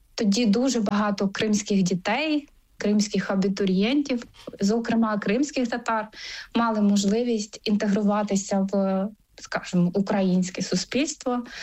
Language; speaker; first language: Ukrainian; non-native, local second language; Crimean Tatar